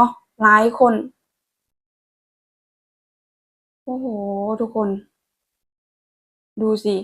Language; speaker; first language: Thai; non-native, local second language; Lao